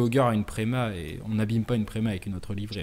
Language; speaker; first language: French; native; French